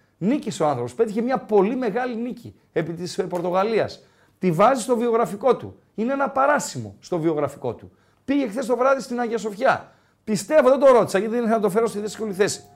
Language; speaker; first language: Greek; native; Greek